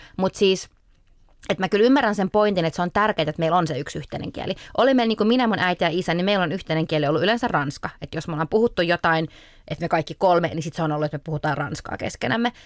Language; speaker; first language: Finnish; early bilingual, other home language; Arabic